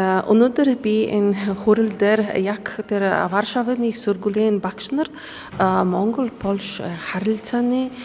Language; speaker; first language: Mongolian; non-native, fluent; Polish